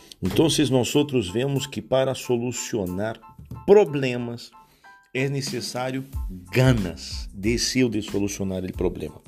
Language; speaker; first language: Portuguese; non-native, learner; Spanish